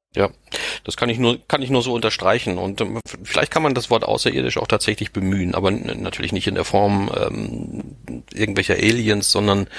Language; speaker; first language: German; native; German